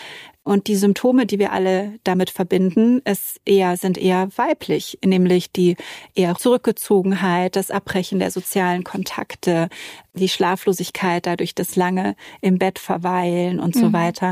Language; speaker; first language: German; native; German